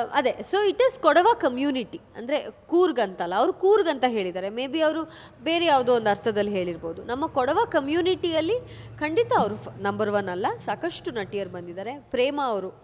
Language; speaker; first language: Kannada; non-native, local second language; Kodava